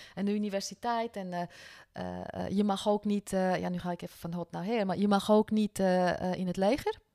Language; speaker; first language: Dutch; non-native, fluent; French